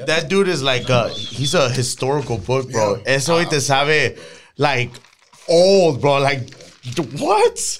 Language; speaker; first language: English; early bilingual, other home language; Spanish